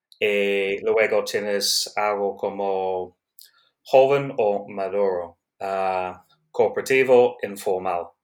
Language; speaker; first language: Spanish; non-native, learner; English